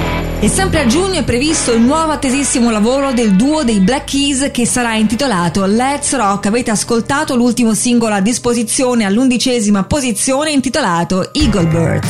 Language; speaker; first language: Italian; native; Italian